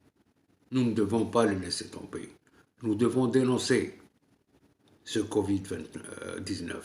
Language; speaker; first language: French; non-native, local second language; Arabic